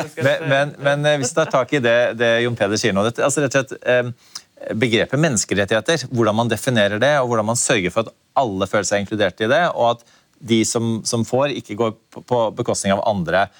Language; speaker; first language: Norwegian; native; Norwegian